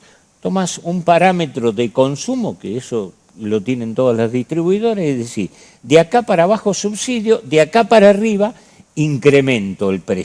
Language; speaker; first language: Spanish; native; Spanish